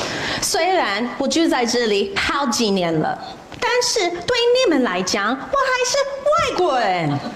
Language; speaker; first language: Chinese; non-native, fluent; English